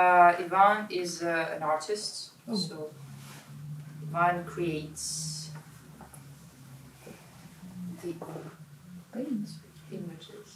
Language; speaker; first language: English; non-native, learner; Russian